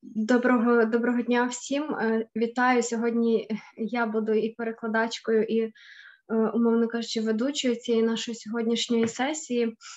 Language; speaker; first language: Ukrainian; native; Ukrainian